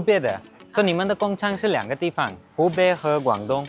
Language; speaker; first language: Chinese; non-native, learner; Hindi